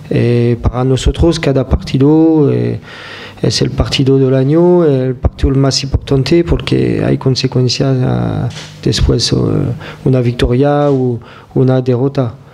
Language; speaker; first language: Spanish; non-native, fluent; French